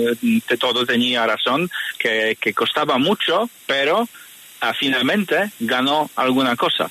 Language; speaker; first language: Spanish; non-native, fluent; Polish